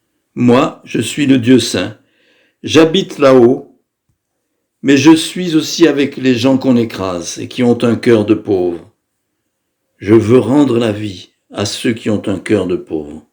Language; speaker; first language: French; native; French